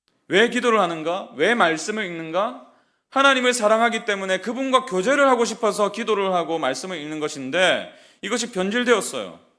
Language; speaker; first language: Korean; native; Korean